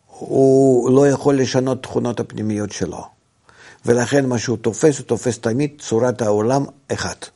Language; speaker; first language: Hebrew; non-native, fluent; Russian